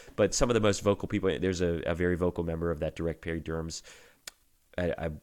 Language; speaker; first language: English; native; English